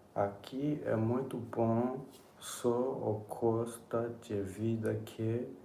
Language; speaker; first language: Portuguese; non-native, learner; English